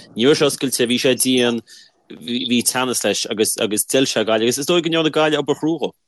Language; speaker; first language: Irish; native; Irish